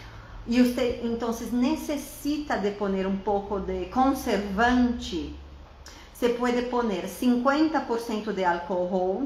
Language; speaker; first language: Spanish; non-native, fluent; Portuguese